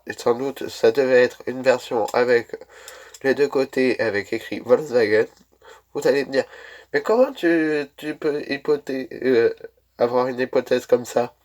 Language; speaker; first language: French; native; French